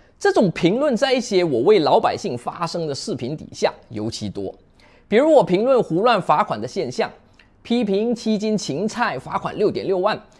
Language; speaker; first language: Chinese; native; Chinese